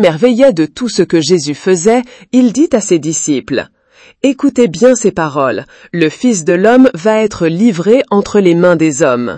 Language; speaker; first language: French; native; French